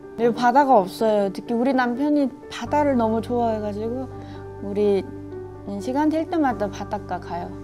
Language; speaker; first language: Korean; non-native, fluent; Mongolian